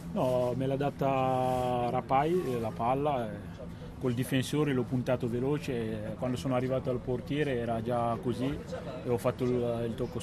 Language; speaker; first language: Italian; non-native, fluent; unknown